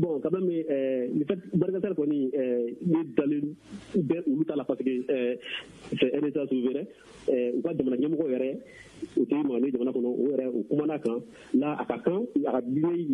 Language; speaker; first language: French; non-native, local second language; Bambara